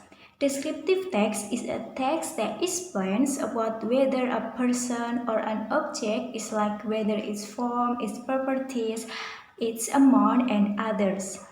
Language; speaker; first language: English; non-native, learner; Indonesian